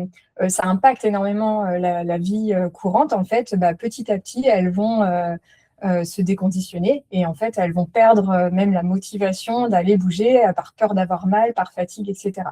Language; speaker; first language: French; native; French